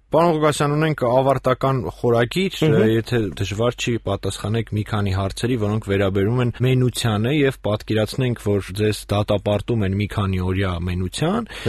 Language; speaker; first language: Armenian; native; Armenian